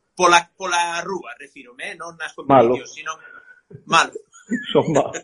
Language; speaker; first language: Galician; native; Galician